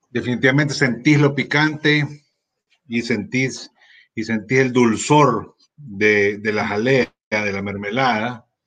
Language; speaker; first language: Spanish; native; Spanish